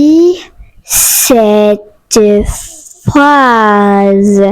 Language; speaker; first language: French; non-native, fluent; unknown